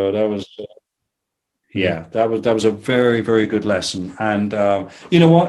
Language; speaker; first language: English; native; English